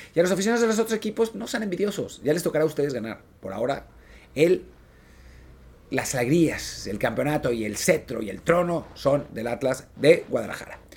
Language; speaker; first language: Spanish; native; Spanish